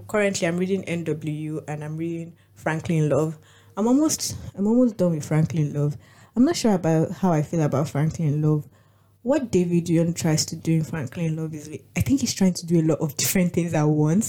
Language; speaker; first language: English; non-native, local second language; Yoruba